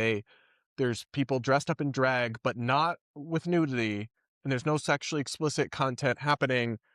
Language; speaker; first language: English; native; English